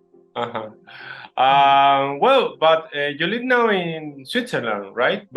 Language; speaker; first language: English; non-native, learner; Spanish